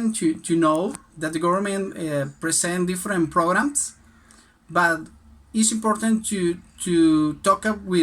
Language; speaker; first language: English; non-native, learner; Spanish